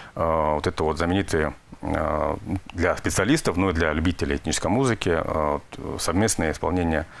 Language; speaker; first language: Russian; native; Russian